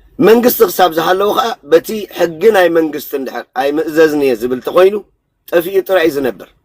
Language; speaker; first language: Tigrinya; native; Tigrinya